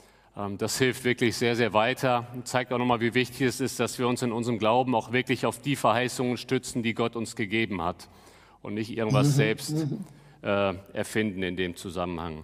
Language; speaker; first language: German; native; German